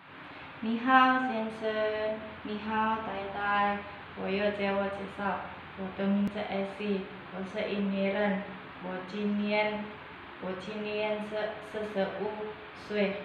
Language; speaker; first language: Chinese; non-native, learner; Indonesian